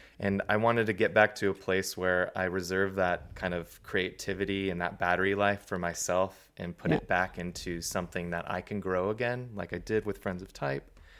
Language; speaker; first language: English; native; English